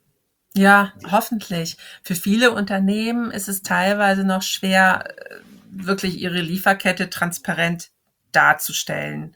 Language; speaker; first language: German; native; German